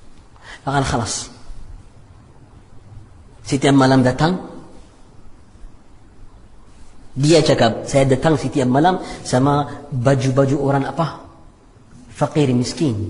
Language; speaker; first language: Indonesian; non-native, fluent; Arabic